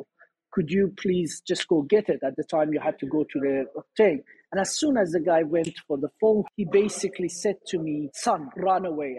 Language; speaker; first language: English; non-native, fluent; Persian